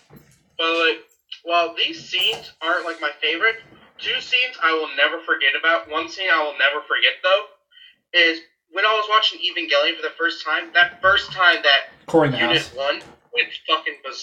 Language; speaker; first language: English; native; English